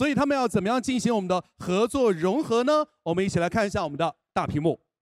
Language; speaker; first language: Chinese; native; Chinese